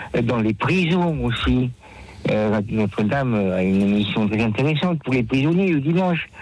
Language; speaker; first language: French; native; French